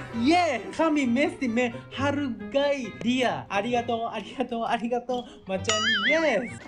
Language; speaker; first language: Malay; non-native, learner; Japanese